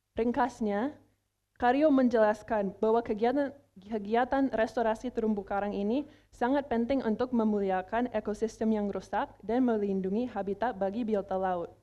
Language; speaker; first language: Indonesian; non-native, fluent; English